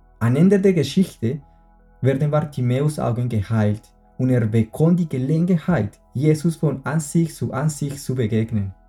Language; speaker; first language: German; non-native, fluent; Spanish